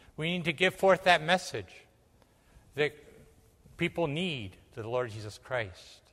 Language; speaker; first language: English; early bilingual, other home language; Spanish